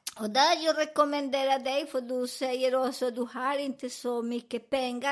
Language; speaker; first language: Swedish; non-native, fluent; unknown